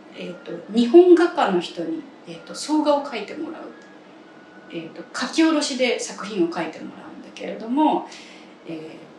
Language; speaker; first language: Japanese; native; Japanese